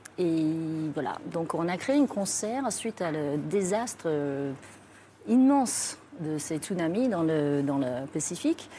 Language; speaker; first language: French; non-native, fluent; Chinese